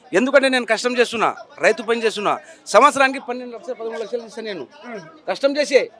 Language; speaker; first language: Telugu; non-native, local second language; Lambadi